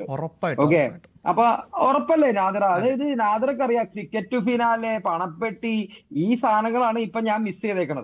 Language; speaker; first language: Malayalam; native; Malayalam